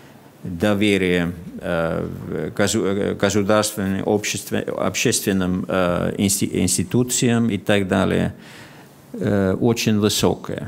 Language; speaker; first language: Russian; non-native, fluent; Finnish